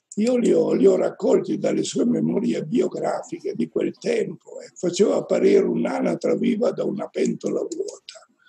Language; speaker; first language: Italian; native; Italian